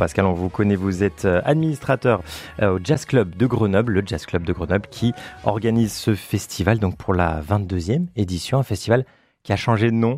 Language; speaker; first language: French; native; French